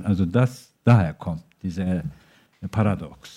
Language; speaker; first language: German; non-native, fluent; Turkish